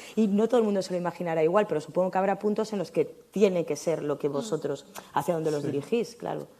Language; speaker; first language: Spanish; native; Spanish